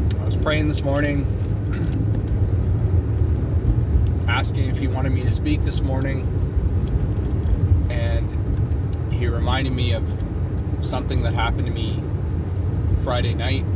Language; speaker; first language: English; native; English